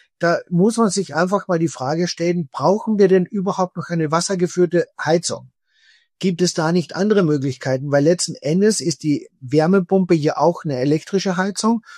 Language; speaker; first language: German; native; German